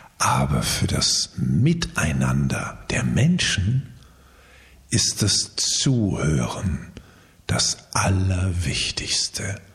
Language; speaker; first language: German; native; German